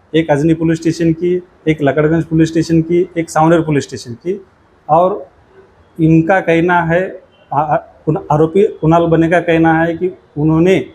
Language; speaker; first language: Hindi; non-native, local second language; Marathi